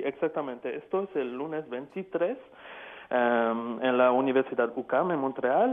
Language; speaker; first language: Spanish; non-native, fluent; French